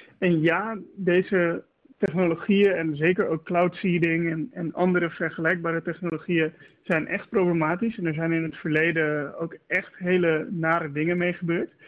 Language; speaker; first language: Dutch; native; Dutch